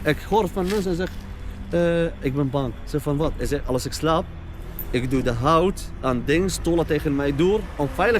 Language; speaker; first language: Dutch; non-native, learner; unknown